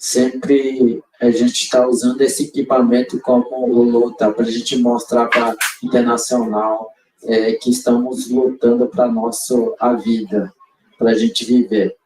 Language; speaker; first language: Portuguese; non-native, local second language; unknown